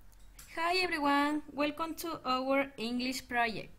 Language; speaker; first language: English; non-native, learner; Spanish